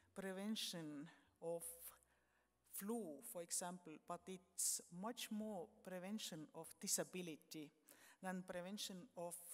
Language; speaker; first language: English; non-native, fluent; Estonian